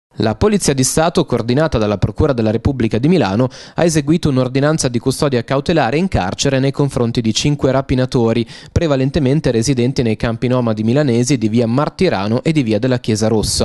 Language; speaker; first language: Italian; native; Italian